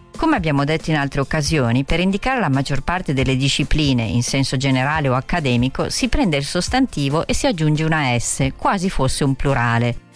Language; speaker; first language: Italian; native; Italian